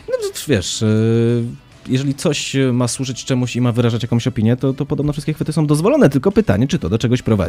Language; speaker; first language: Polish; native; Polish